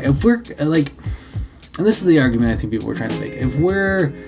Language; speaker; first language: English; native; English